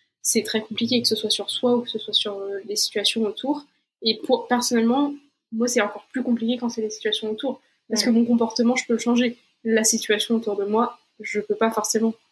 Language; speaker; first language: French; non-native, fluent; Portuguese